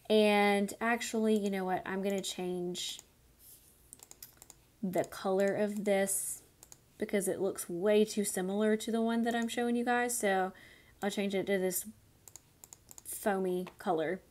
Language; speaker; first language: English; native; English